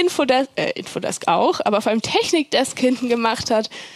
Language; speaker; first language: German; native; German